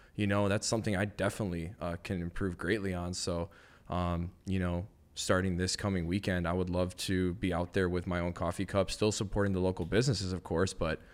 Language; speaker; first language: English; native; English